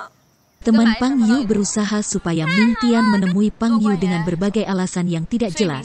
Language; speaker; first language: Indonesian; native; Indonesian